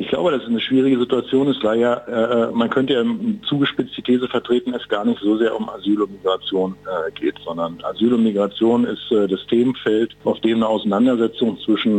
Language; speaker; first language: German; native; German